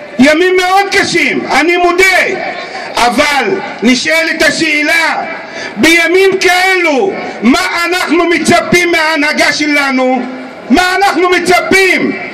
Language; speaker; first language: Hebrew; non-native, local second language; Arabic